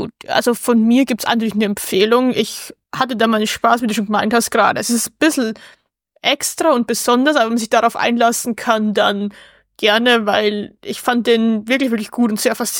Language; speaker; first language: German; native; German